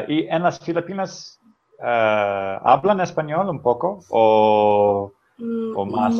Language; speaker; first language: Spanish; non-native, fluent; English